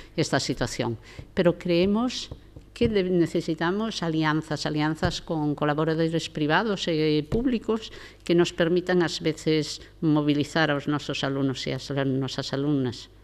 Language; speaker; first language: Galician; non-native, local second language; Spanish